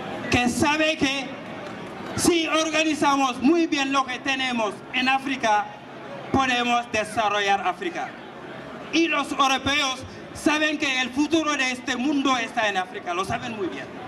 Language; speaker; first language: Spanish; non-native, fluent; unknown